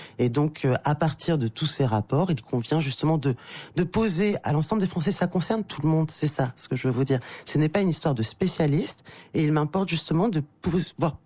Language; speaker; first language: French; native; French